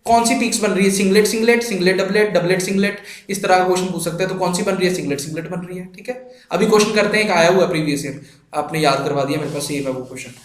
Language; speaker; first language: Hindi; non-native, local second language; Punjabi